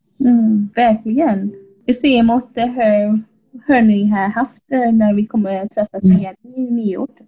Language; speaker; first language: Swedish; non-native, fluent; English